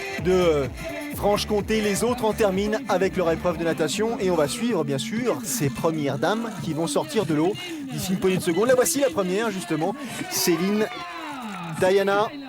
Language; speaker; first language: French; native; French